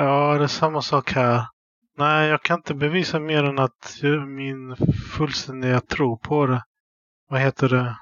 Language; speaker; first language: Swedish; early bilingual, other home language; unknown